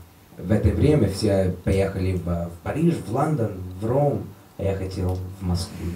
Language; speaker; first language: Russian; non-native, learner; English